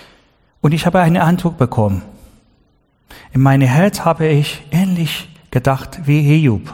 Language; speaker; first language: German; non-native, learner; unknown